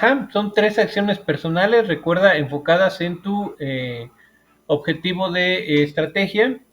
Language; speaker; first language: Spanish; native; Spanish